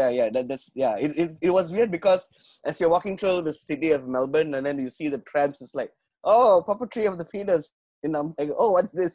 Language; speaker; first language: English; non-native, local second language; Tamil